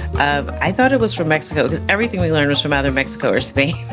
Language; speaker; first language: English; native; English